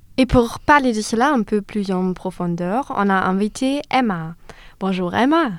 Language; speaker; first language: French; non-native, fluent; German